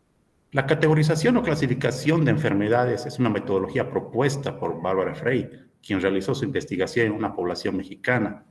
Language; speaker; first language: Spanish; native; Spanish